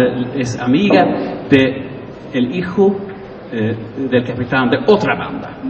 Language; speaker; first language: Spanish; non-native, learner; Swedish